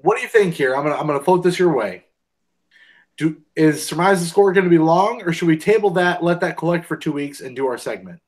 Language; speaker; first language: English; native; English